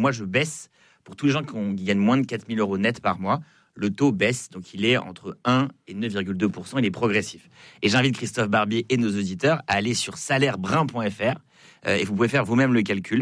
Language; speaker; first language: French; native; French